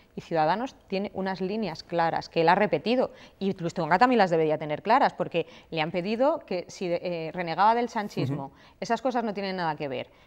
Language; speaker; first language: Spanish; native; Spanish